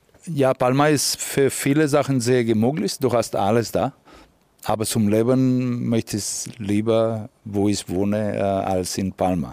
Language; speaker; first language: German; non-native, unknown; Catalan